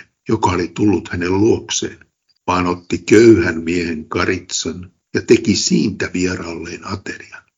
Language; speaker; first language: Finnish; native; Finnish